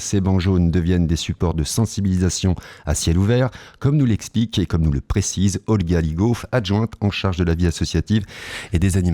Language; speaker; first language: French; native; French